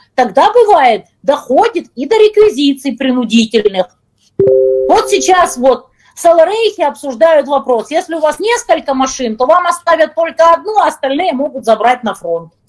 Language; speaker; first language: Russian; native; Russian